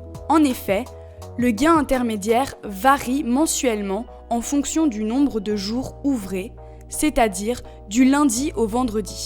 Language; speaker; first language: French; native; French